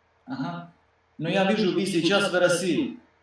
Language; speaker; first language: Russian; non-native, learner; Serbian